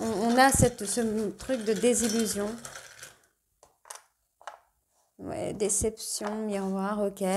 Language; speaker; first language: French; native; French